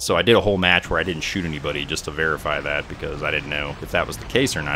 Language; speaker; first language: English; native; English